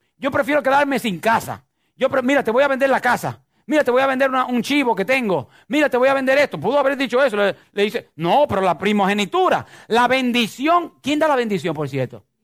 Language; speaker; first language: Spanish; native; Spanish